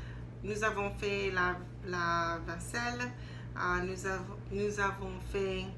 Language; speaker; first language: French; non-native, learner; English